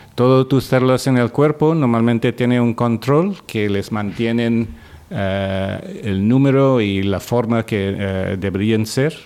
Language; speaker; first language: Spanish; non-native, fluent; English